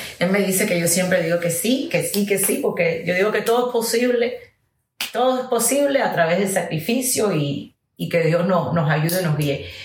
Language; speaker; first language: Spanish; early bilingual, heritage; Spanish